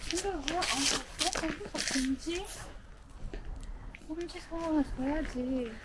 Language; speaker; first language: Korean; non-native, fluent; Arabic